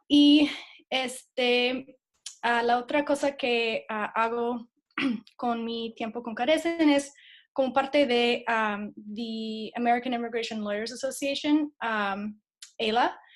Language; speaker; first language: Spanish; non-native, fluent; English